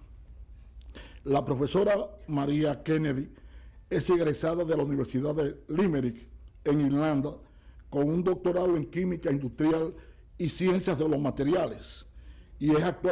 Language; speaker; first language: Spanish; native; Spanish